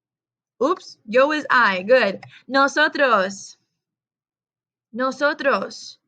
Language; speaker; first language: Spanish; non-native, fluent; English